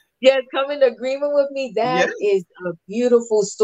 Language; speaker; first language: English; native; English